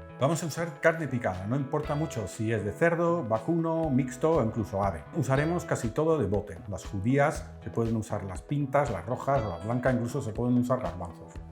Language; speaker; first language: Spanish; non-native, fluent; Dutch